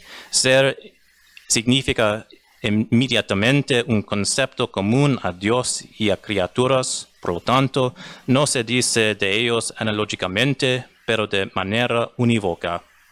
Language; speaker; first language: Spanish; non-native, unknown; English